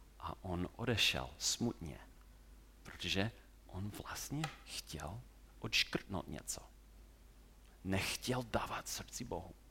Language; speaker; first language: Czech; non-native, fluent; English